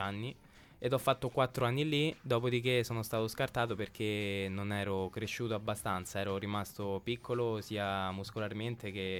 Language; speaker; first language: Italian; native; Italian